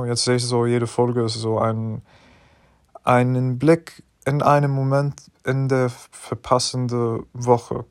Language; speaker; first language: German; non-native, fluent; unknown